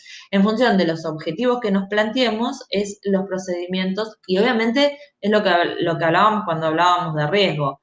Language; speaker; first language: Spanish; native; Spanish